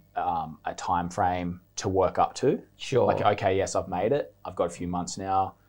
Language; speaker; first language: English; native; English